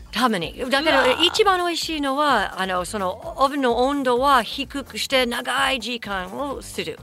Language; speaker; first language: Japanese; non-native, fluent; English